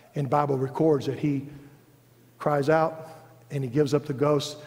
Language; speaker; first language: English; native; English